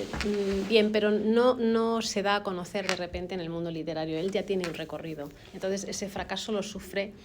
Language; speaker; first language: Spanish; native; Spanish